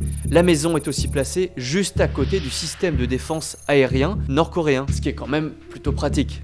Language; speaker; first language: French; native; French